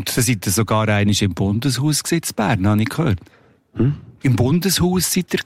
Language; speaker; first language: German; native; German